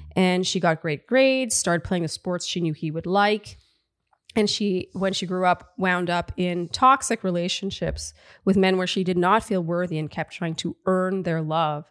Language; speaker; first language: English; native; English